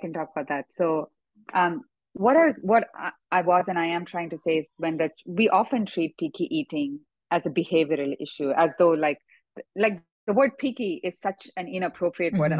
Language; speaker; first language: English; non-native, local second language; Tamil